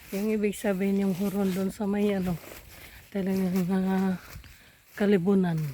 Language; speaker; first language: Filipino; non-native, local second language; Waray